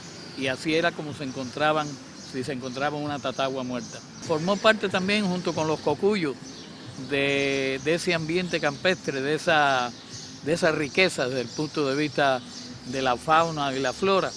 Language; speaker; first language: Spanish; native; Spanish